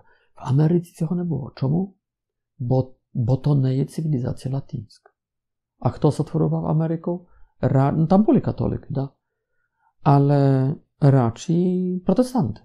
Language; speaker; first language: Ukrainian; non-native, fluent; Polish